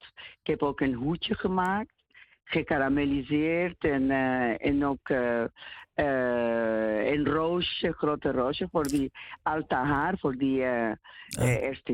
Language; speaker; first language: Dutch; non-native, learner; Spanish